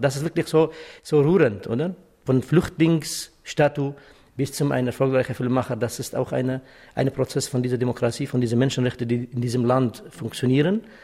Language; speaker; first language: German; non-native, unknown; Kurdish